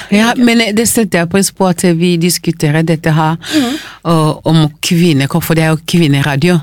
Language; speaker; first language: Norwegian; non-native, fluent; Lingala